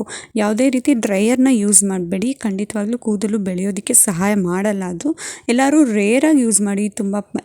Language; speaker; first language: Kannada; native; Kannada